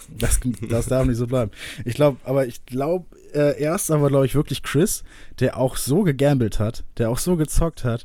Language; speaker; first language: German; native; German